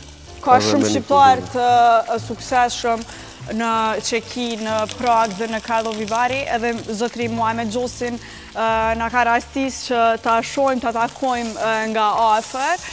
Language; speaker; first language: Albanian; native; Albanian